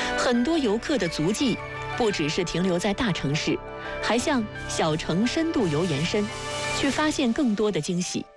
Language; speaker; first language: Chinese; native; Chinese